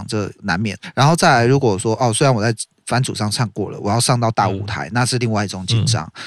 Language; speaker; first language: Chinese; native; Chinese